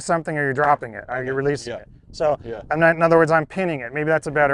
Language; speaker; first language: English; native; English